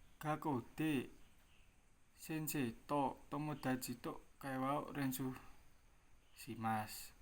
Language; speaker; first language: Japanese; non-native, learner; Indonesian